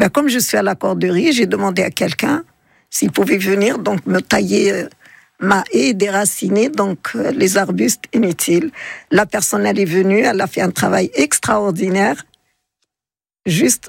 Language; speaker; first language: French; non-native, local second language; Arabic